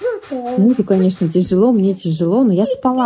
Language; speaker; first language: Russian; native; Russian